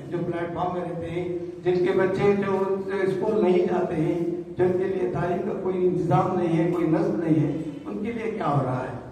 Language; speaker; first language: Urdu; native; Urdu